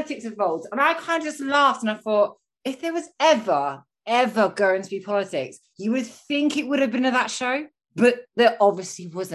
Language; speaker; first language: English; native; English